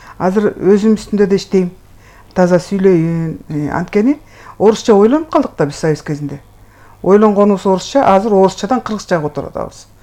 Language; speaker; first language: Kyrgyz; non-native, local second language; Russian